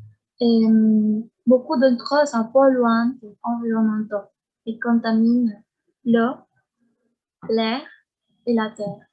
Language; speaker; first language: French; non-native, learner; Spanish